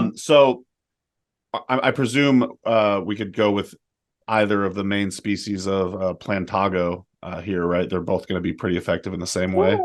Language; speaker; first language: English; native; English